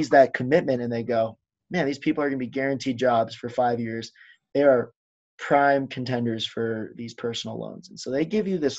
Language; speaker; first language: English; native; English